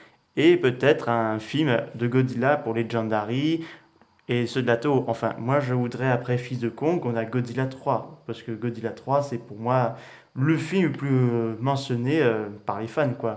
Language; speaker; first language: French; native; French